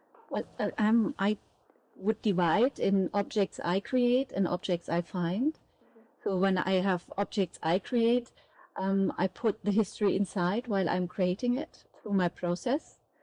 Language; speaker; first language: English; non-native, fluent; German